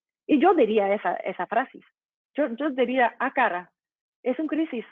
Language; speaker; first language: Spanish; non-native, fluent; English